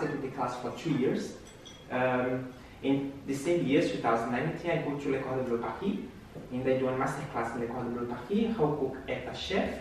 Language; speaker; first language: English; non-native, learner; Portuguese